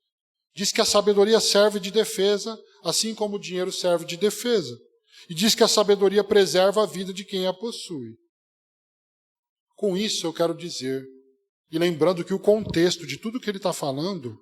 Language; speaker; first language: Portuguese; native; Portuguese